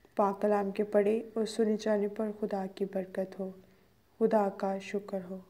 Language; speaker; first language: Urdu; non-native, local second language; Punjabi